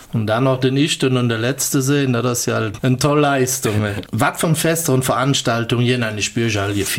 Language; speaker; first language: German; native; German